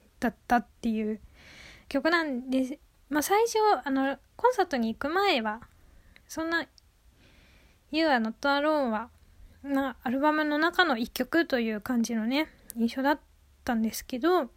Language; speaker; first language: Japanese; native; Japanese